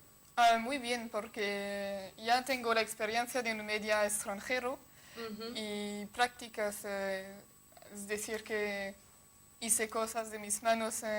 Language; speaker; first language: Spanish; non-native, fluent; French